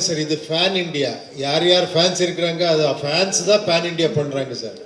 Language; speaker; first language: Tamil; non-native, learner; Kannada